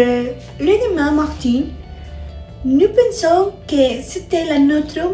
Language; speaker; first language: French; non-native, learner; Spanish